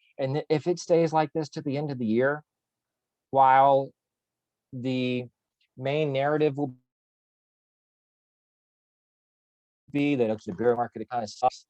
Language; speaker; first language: English; native; English